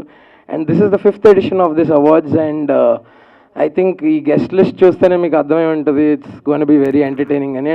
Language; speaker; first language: Telugu; native; Telugu